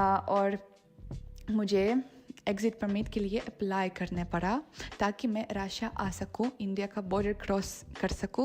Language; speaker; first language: Hindi; non-native, fluent; Russian